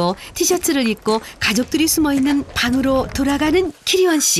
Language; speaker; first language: Korean; native; Korean